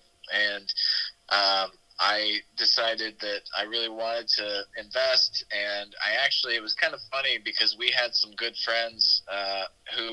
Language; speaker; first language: English; native; English